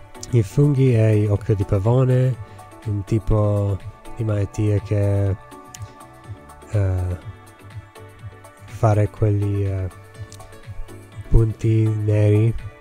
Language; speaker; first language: Italian; non-native, learner; English